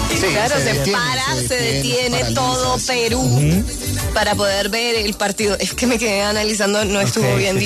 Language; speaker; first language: Spanish; native; Spanish